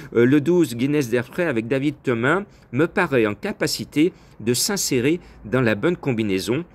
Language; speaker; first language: French; native; French